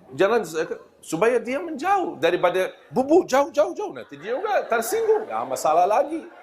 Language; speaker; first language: Malay; non-native, fluent; Arabic